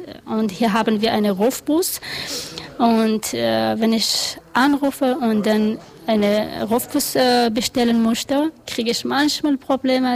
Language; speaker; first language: German; non-native, learner; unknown